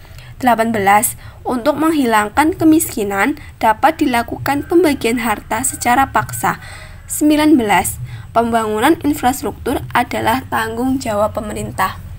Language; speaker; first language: Indonesian; native; Indonesian